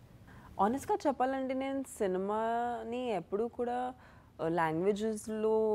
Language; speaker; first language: Telugu; non-native, fluent; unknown